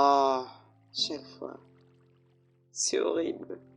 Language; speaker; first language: French; native; French